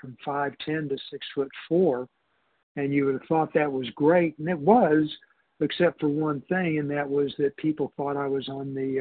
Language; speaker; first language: English; native; English